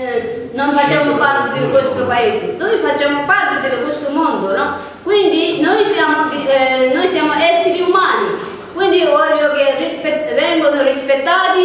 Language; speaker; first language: Italian; non-native, learner; Tibetan